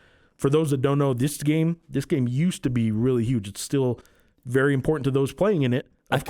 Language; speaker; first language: English; native; English